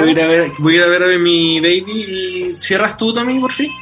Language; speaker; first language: Spanish; native; Spanish